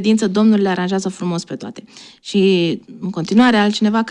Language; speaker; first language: Romanian; native; Romanian